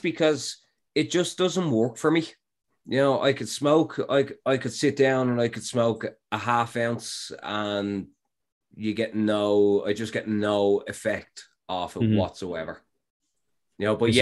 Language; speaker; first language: English; native; English